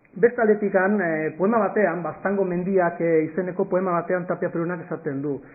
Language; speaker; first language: Basque; non-native, local second language; Spanish